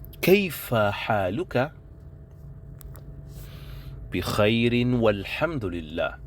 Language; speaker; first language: Arabic; non-native, fluent; Indonesian